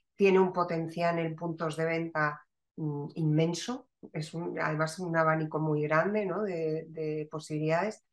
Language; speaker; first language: Spanish; native; Spanish